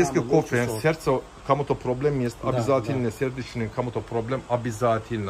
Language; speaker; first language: Russian; non-native, learner; Turkish